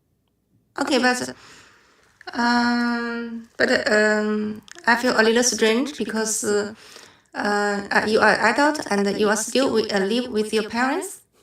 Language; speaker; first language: English; non-native, learner; Chinese